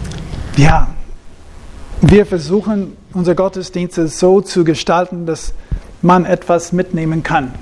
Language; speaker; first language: German; non-native, fluent; English